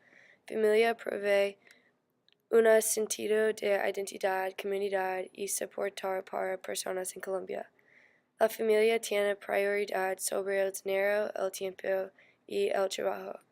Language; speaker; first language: Spanish; non-native, learner; English